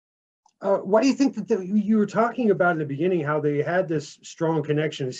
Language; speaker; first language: English; native; English